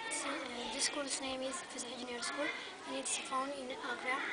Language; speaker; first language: English; non-native, learner; Tigrinya